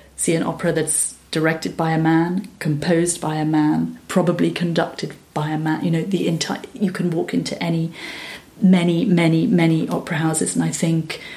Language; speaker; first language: English; native; English